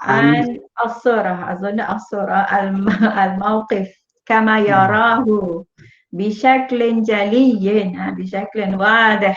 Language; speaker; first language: Arabic; non-native, fluent; Malay